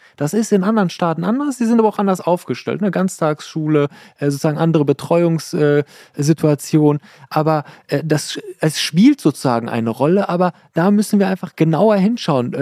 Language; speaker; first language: German; early bilingual, other home language; Persian